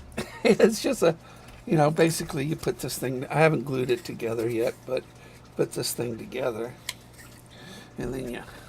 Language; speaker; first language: English; native; English